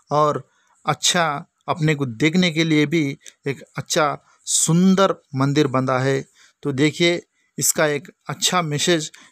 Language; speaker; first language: Hindi; non-native, local second language; Lambadi